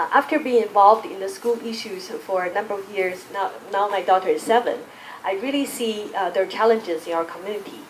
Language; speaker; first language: English; non-native, fluent; Chinese